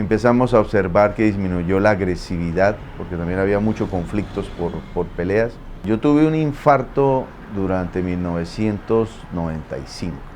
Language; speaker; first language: Spanish; native; Spanish